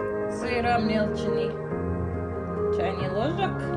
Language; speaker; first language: Russian; non-native, local second language; Tajik